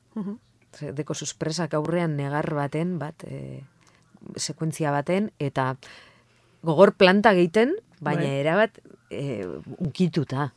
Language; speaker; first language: Basque; non-native, local second language; Spanish